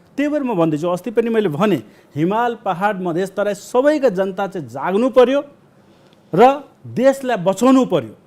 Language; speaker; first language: Nepali; non-native, local second language; Maithili